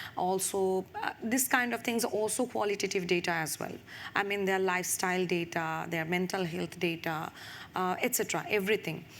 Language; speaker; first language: English; non-native, local second language; Bangla